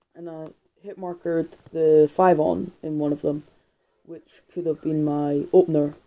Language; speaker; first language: English; native; English